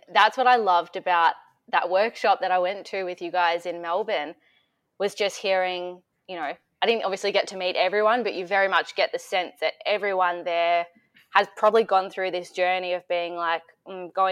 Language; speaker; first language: English; native; English